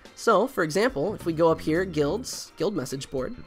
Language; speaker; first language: English; native; English